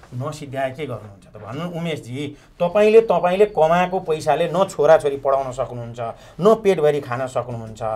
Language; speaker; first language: Nepali; native; Nepali